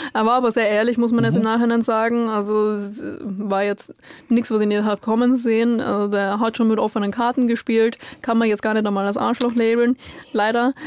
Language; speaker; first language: German; native; German